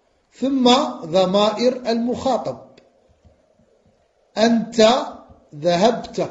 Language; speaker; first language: Arabic; non-native, fluent; French